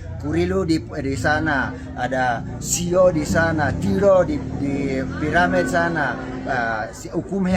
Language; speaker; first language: Indonesian; non-native, local second language; English